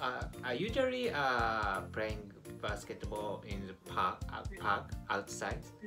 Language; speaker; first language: English; non-native, learner; Japanese